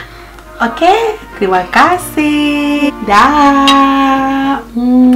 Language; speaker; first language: Indonesian; native; Indonesian